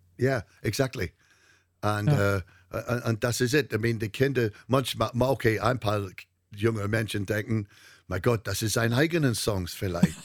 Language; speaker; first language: German; non-native, learner; English